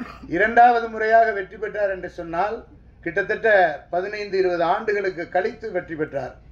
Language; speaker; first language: Tamil; native; Tamil